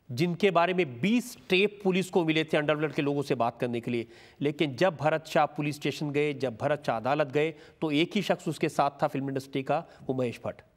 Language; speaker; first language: Hindi; native; Hindi